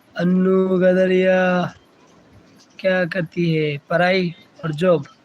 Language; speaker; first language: Hindi; non-native, learner; Bangla